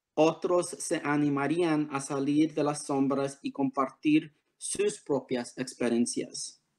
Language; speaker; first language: Spanish; early bilingual, heritage; Spanish